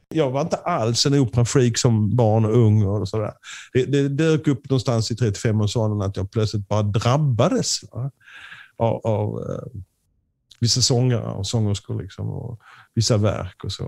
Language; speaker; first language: Swedish; native; Swedish